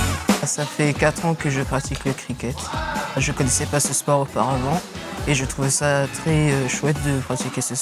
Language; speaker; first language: French; native; French